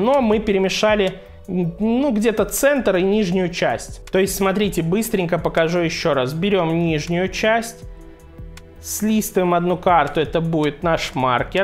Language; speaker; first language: Russian; native; Russian